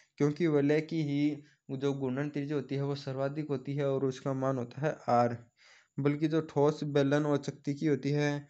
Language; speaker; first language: Hindi; native; Hindi